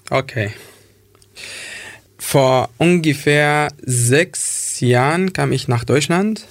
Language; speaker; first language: German; non-native, fluent; Arabic